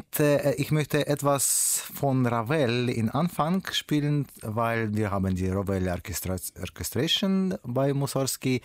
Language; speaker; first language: German; non-native, learner; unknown